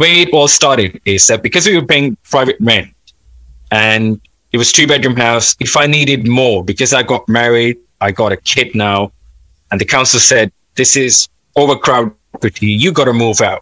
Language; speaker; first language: English; non-native, local second language; Urdu